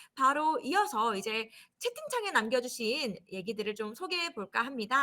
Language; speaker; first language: Korean; native; Korean